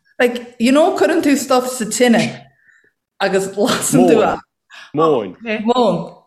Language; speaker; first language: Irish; native; Irish